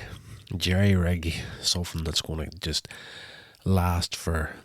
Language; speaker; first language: English; native; English